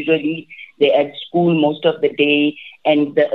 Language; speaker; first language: English; non-native, local second language; Tswana